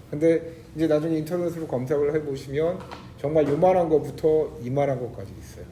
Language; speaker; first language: Korean; native; Korean